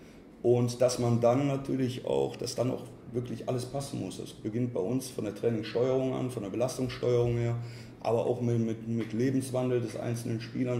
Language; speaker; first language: German; native; German